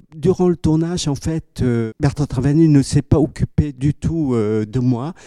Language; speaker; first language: French; early bilingual, other home language; Khmer